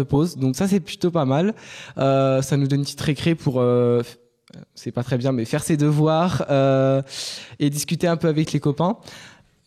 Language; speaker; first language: French; native; French